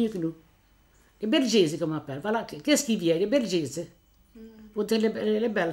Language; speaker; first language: French; early bilingual, other home language; Italian